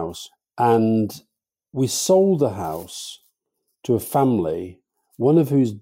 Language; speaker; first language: English; native; English